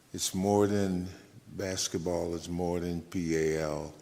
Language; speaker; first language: English; native; English